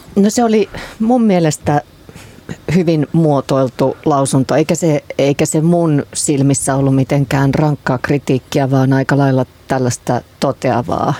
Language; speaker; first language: Finnish; native; Finnish